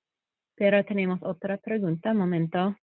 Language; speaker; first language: Spanish; non-native, fluent; English